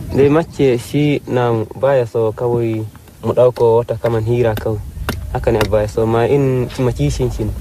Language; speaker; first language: Hausa; non-native, local second language; Fula